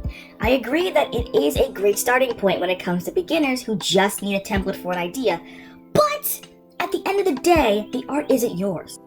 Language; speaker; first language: English; native; English